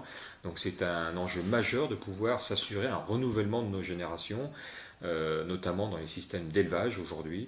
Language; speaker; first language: French; native; French